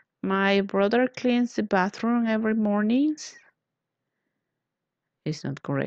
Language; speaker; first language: English; non-native, fluent; Spanish